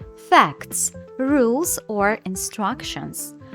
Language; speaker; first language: English; non-native, fluent; Ukrainian